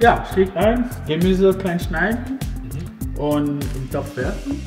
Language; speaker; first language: German; non-native, fluent; Ewe